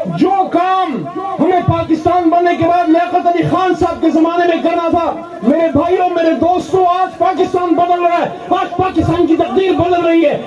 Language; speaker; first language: Urdu; non-native, local second language; Pashto